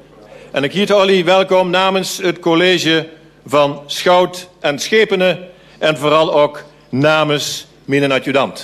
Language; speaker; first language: Dutch; native; Dutch